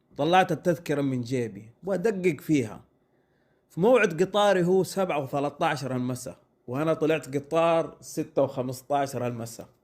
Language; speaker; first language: Egyptian Arabic; non-native, learner; Arabic